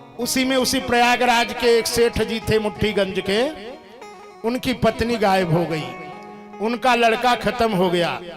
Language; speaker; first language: Hindi; native; Hindi